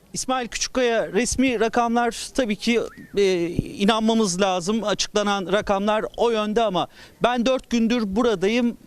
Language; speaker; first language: Turkish; native; Turkish